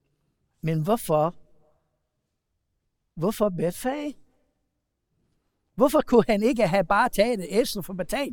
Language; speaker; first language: Danish; non-native, fluent; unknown